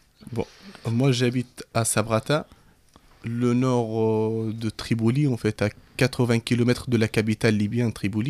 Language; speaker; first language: French; non-native, fluent; Arabic